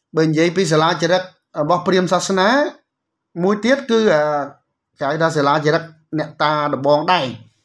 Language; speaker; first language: Khmer; native; Khmer